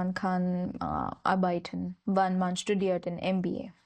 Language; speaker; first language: German; non-native, learner; Marathi